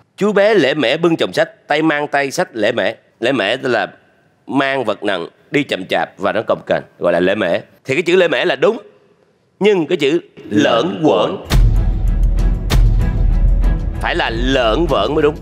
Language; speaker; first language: Vietnamese; native; Vietnamese